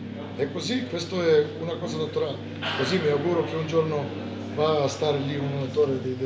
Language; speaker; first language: Italian; non-native, fluent; Serbian